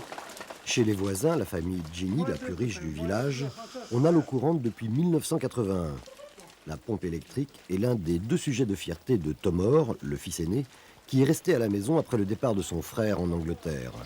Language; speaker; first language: French; native; French